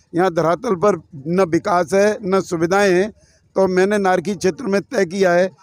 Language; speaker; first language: Hindi; native; Hindi